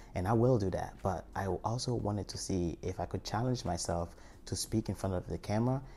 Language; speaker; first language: English; early bilingual, other home language; Haitian Creole